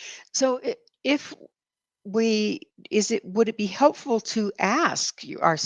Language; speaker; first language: English; native; English